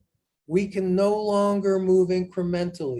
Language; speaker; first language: English; native; English